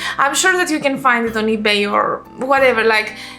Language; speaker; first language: English; non-native, fluent; Greek